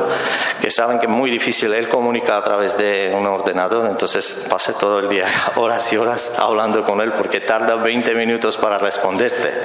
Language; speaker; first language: Spanish; non-native, fluent; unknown